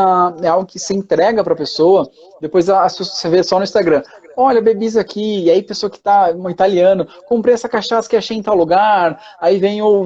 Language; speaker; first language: Portuguese; native; Portuguese